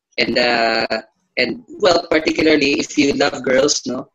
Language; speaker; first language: English; non-native, local second language; Hiligaynon